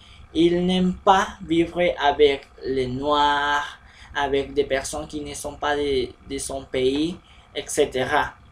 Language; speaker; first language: French; non-native, learner; Spanish